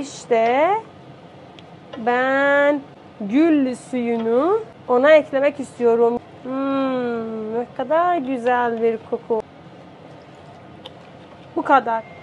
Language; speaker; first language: Turkish; non-native, fluent; Persian